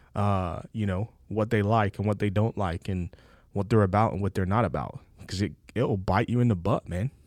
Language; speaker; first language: English; native; English